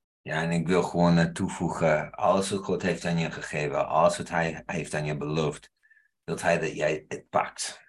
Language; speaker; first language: Dutch; non-native, fluent; English